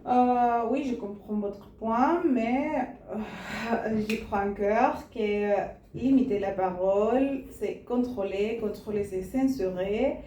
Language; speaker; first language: French; non-native, learner; Spanish